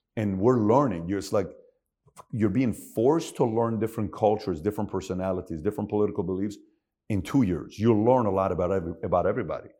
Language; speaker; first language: English; early bilingual, other home language; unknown